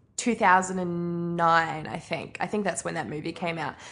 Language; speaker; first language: English; native; English